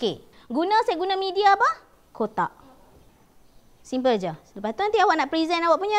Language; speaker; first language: Malay; native; Malay